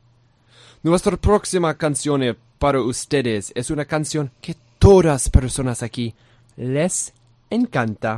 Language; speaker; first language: Spanish; non-native, learner; English